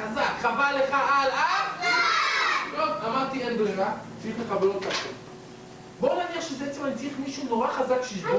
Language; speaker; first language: Hebrew; native; Hebrew